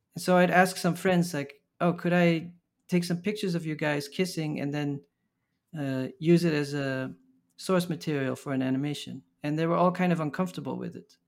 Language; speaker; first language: English; early bilingual, other home language; Dutch